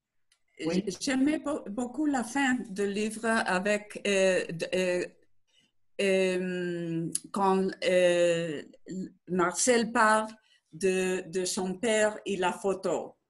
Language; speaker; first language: French; non-native, learner; Spanish